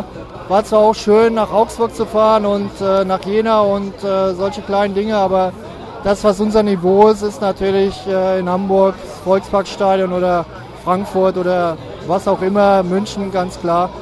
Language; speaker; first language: German; native; German